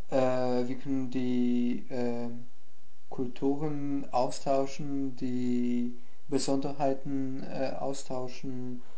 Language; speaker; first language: German; non-native, fluent; Polish